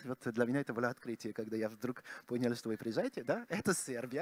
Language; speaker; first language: Russian; non-native, fluent; French